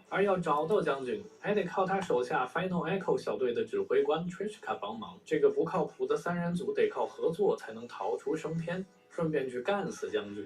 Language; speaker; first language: Chinese; native; Chinese